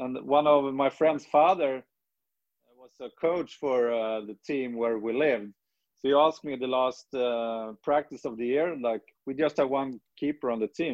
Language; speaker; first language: English; non-native, fluent; Swedish